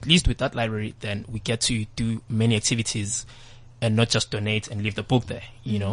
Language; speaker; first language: English; non-native, local second language; Zulu